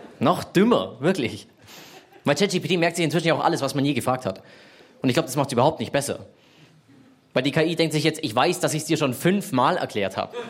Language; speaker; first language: German; native; German